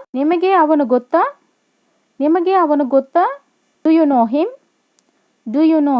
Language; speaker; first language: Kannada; non-native, local second language; Telugu